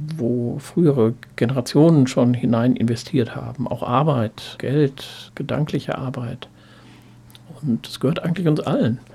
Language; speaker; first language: German; native; German